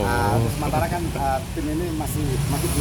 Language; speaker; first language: Indonesian; non-native, local second language; Javanese